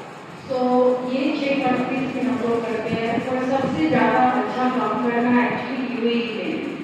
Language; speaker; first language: Hindi; non-native, local second language; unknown